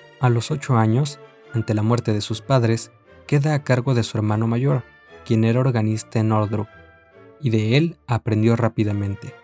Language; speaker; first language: Spanish; native; Spanish